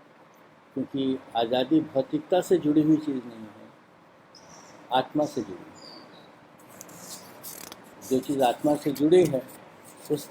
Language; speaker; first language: Hindi; native; Hindi